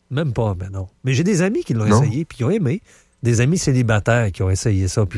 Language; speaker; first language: French; native; French